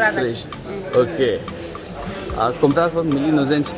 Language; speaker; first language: Portuguese; non-native, learner; Malayalam